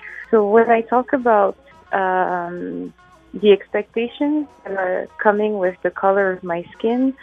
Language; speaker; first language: English; non-native, fluent; French